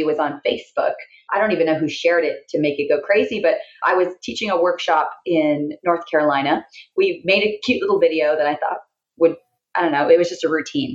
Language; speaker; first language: English; native; English